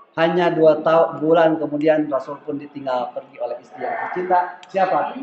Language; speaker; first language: Indonesian; non-native, local second language; Sundanese